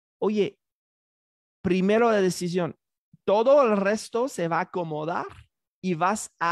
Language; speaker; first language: Spanish; non-native, fluent; French